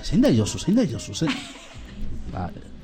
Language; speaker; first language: Basque; native; Basque